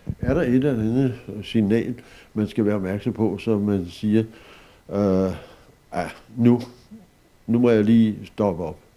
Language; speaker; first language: Danish; native; Danish